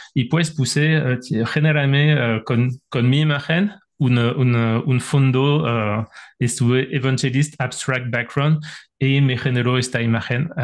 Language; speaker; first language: Spanish; non-native, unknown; French